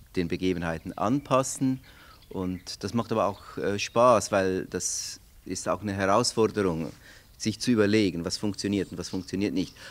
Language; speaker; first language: German; native; German